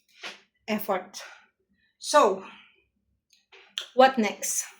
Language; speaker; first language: English; non-native, local second language; Filipino